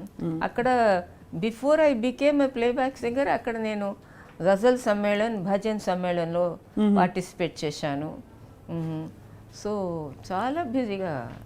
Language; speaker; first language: Telugu; non-native, local second language; Tamil